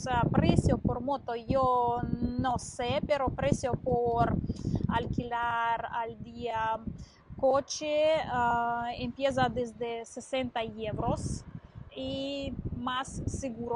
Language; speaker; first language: Spanish; non-native, learner; Russian